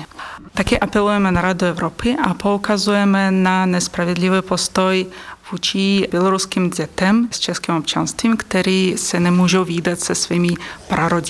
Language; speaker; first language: Czech; non-native, fluent; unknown